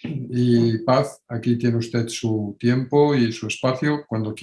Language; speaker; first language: Spanish; non-native, local second language; Catalan